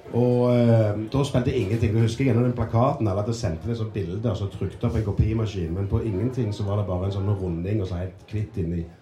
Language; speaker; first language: Norwegian; native; Norwegian